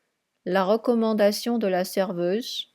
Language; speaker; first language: French; non-native, fluent; English